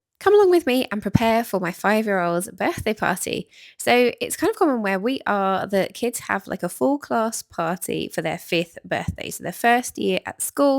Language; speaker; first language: English; native; English